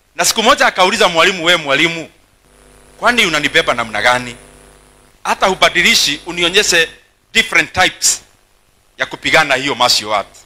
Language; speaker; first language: Swahili; non-native, local second language; Kikuyu